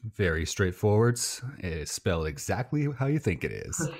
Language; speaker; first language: English; native; English